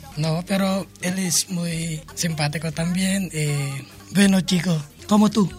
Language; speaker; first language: Spanish; non-native, learner; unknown